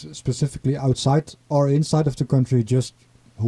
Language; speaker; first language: English; non-native, fluent; Dutch